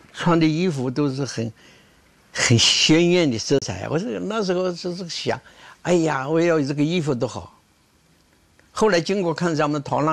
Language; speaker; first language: Chinese; native; Chinese